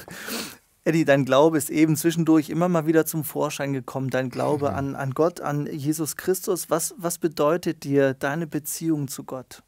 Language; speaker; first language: German; native; German